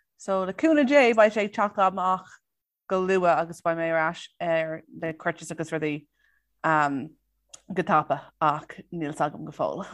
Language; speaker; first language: Irish; non-native, local second language; English